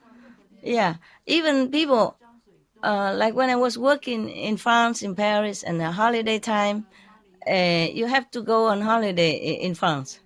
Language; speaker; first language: English; non-native, fluent; Vietnamese